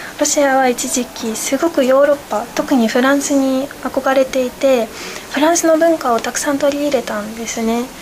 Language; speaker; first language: Japanese; early bilingual, other home language; Russian